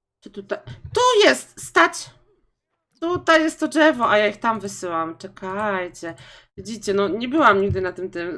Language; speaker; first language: Polish; native; Polish